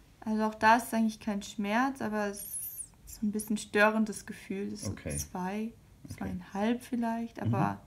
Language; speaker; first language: German; native; German